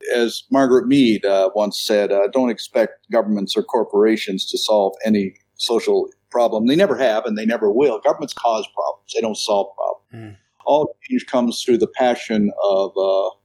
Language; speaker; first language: English; native; English